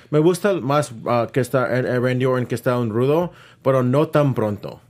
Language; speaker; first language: Spanish; early bilingual, heritage; Spanish